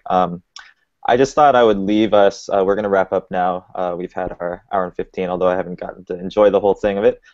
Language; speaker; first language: English; native; English